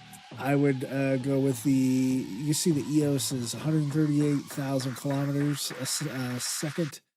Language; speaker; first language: English; native; English